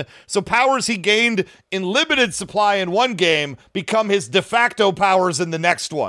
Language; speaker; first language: English; native; English